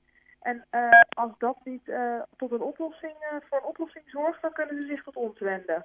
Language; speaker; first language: Dutch; native; Dutch